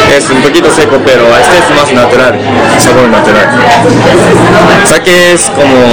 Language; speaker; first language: Spanish; non-native, learner; Japanese